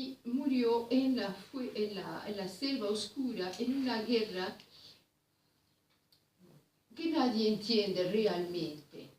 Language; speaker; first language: Spanish; non-native, fluent; French